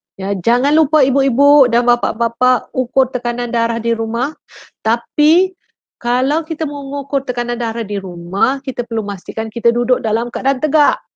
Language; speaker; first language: Malay; native; Malay